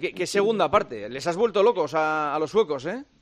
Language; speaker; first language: Spanish; native; Spanish